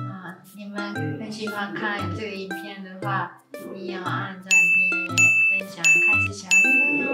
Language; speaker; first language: Chinese; early bilingual, heritage; Japanese